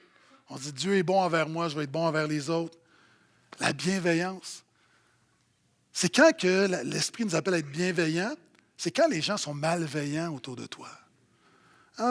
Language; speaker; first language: French; native; French